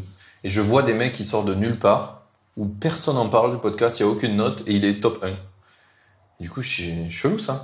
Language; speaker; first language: French; native; French